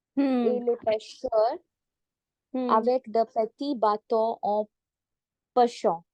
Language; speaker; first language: French; non-native, learner; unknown